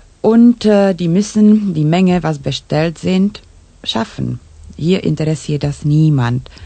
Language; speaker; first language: German; non-native, fluent; Czech